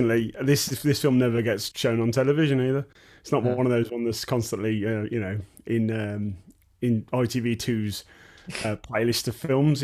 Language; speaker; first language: English; native; English